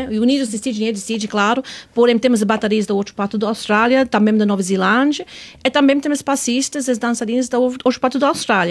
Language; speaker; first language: Portuguese; non-native, fluent; English